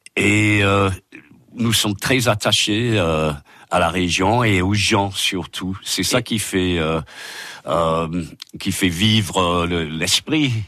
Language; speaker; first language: French; non-native, fluent; English